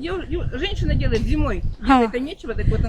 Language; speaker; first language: Russian; native; Russian